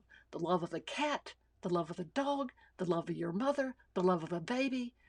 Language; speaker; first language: English; native; English